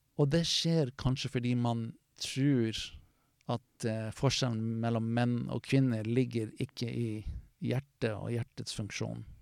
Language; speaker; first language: Norwegian; non-native, fluent; English